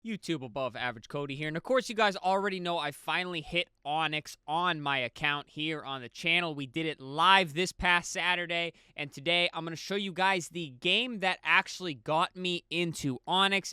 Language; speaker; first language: English; native; English